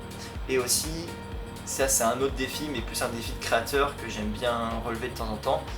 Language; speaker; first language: French; native; French